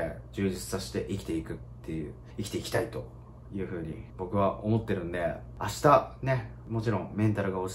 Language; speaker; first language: Japanese; native; Japanese